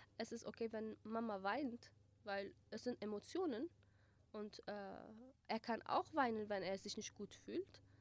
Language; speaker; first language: German; early bilingual, other home language; Kurdish